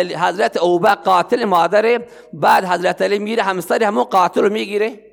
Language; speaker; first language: Persian; non-native, local second language; Baluchi